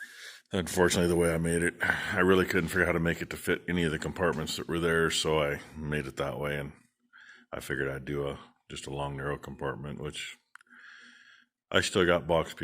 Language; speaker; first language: English; native; English